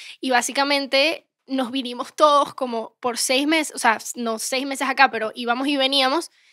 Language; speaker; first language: Spanish; native; Spanish